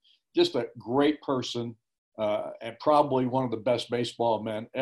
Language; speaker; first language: English; native; English